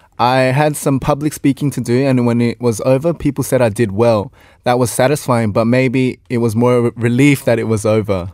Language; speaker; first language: English; native; English